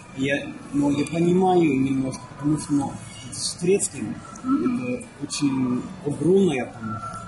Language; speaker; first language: Russian; non-native, learner; English